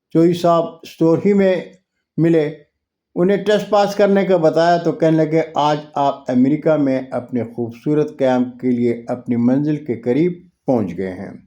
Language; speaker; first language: Urdu; non-native, local second language; Punjabi